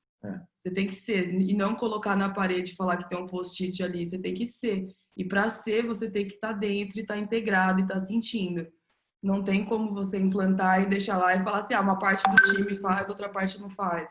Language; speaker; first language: Portuguese; native; Portuguese